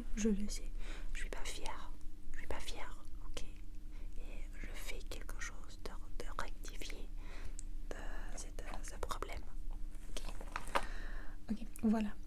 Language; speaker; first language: French; non-native, learner; English